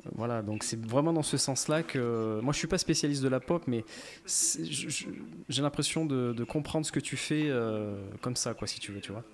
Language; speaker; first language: French; native; French